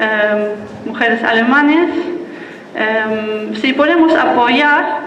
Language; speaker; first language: Spanish; non-native, fluent; German